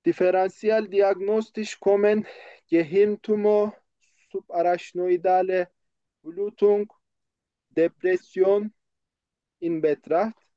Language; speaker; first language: German; non-native, learner; Turkish